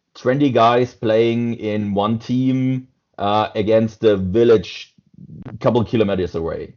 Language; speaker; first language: English; non-native, fluent; German